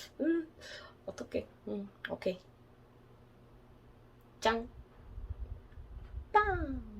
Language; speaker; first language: Korean; non-native, learner; English